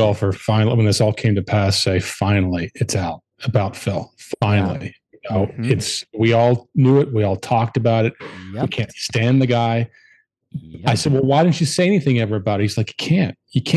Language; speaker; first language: English; native; English